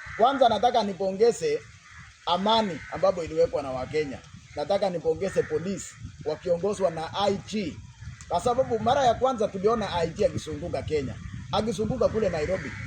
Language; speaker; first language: Swahili; non-native, local second language; Kalenjin